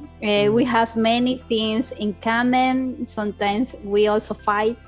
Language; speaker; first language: English; non-native, learner; Spanish